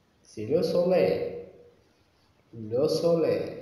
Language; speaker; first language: French; non-native, local second language; Arabic